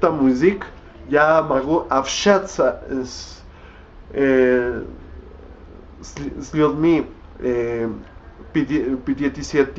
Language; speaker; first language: Russian; non-native, learner; Spanish